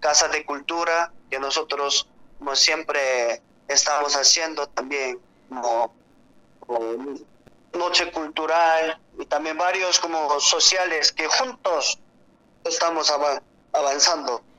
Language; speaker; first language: Spanish; non-native, learner; Korean